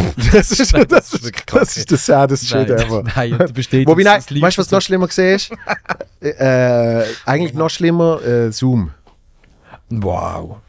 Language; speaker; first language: German; native; German